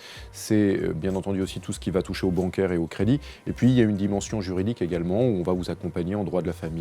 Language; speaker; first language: French; native; French